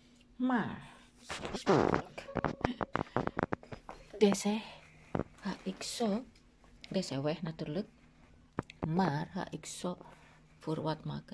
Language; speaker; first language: Dutch; non-native, learner; Indonesian